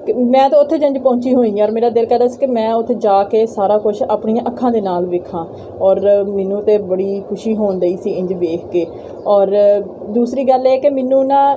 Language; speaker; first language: Punjabi; native; Punjabi